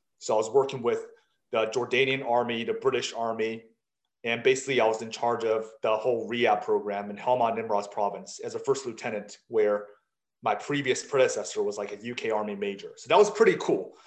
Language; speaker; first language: English; early bilingual, other home language; Chinese